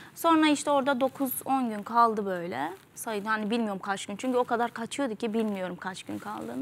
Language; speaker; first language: Turkish; native; Turkish